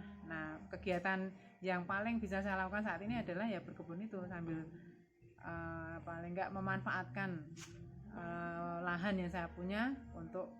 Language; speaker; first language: Indonesian; native; Indonesian